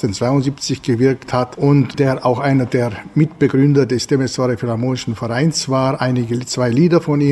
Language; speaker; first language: German; native; German